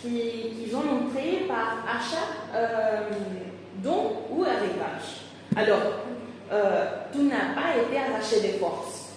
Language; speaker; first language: French; non-native, fluent; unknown